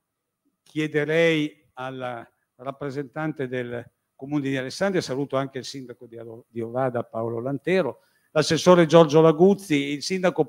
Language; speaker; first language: Italian; native; Italian